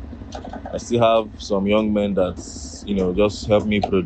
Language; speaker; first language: English; non-native, local second language; Igbo